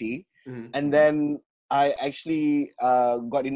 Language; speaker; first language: English; non-native, local second language; Tamil